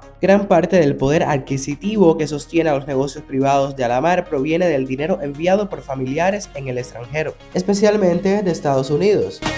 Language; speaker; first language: Spanish; native; Spanish